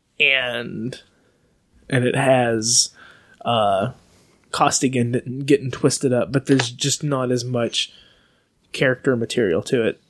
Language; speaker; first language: English; native; English